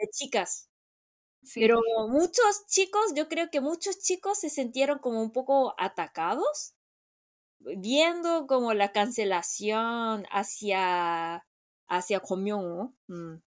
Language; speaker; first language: Spanish; non-native, fluent; Korean